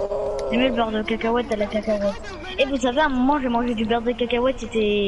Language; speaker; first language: French; native; French